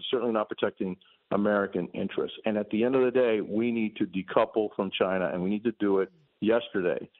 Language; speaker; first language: English; early bilingual, other home language; Spanish